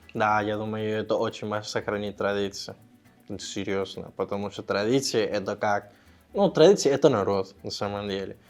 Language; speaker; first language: Russian; non-native, learner; Spanish